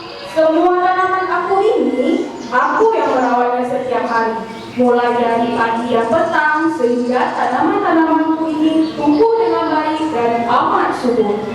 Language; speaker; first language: Indonesian; native; Indonesian